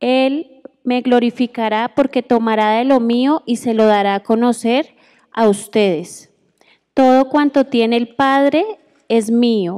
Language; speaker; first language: Spanish; native; Spanish